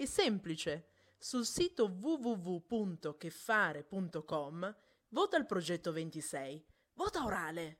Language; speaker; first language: Italian; native; Italian